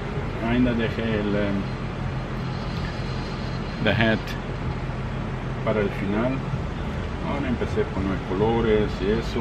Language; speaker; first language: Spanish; non-native, fluent; Portuguese